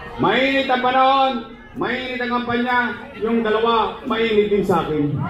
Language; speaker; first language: Filipino; native; Filipino